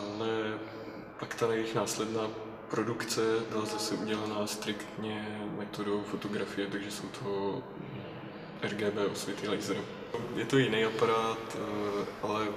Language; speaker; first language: Czech; native; Czech